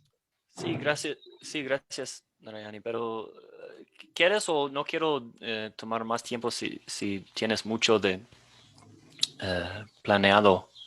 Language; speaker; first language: Spanish; non-native, fluent; English